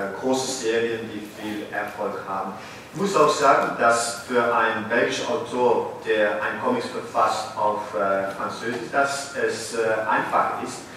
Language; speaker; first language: German; non-native, fluent; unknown